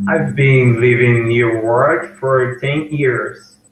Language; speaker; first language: English; non-native, learner; Portuguese